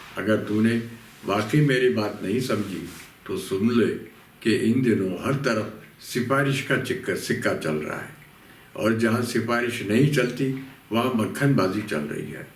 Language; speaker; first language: Urdu; native; Urdu